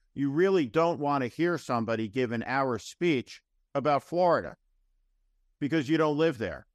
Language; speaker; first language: English; native; English